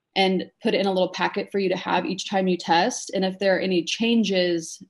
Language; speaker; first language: English; native; English